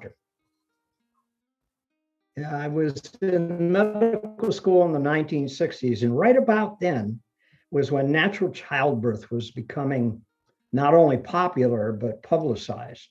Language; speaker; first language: English; early bilingual, other home language; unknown